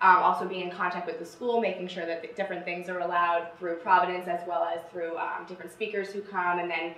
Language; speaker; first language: English; native; English